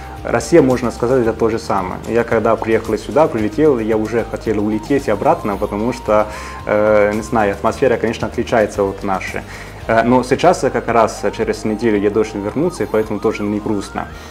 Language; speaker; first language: Russian; non-native, fluent; Italian